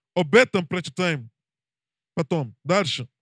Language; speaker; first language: Russian; non-native, learner; English